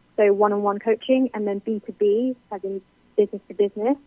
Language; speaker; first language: English; native; English